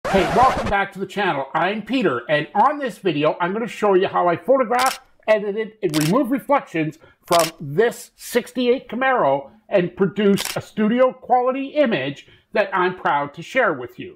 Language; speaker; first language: English; native; English